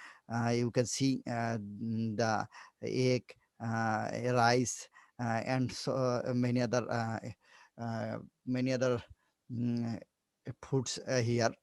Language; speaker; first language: English; non-native, local second language; Bangla